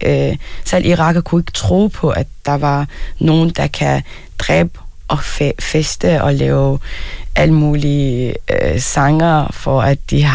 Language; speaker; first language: Danish; early bilingual, other home language; Arabic